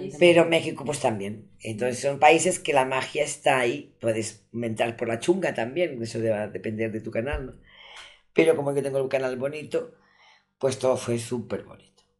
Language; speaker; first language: Spanish; non-native, local second language; Catalan